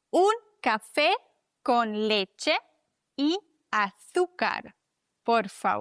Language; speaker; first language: Spanish; non-native, fluent; German